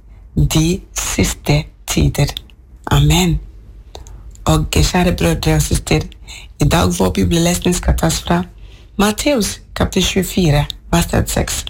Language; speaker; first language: Norwegian; non-native, fluent; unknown